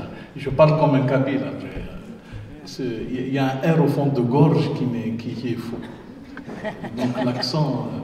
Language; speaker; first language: French; non-native, local second language; Arabic